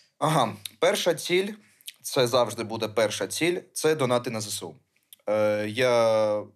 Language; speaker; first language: Ukrainian; early bilingual, other home language; Armenian